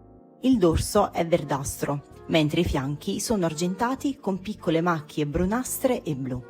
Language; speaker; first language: Italian; native; Italian